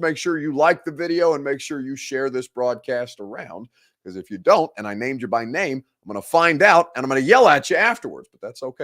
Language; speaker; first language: English; native; English